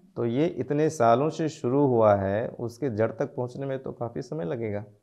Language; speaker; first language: Hindi; native; Hindi